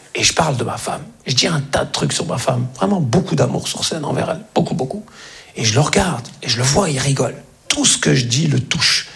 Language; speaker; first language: French; early bilingual, other home language; Arabic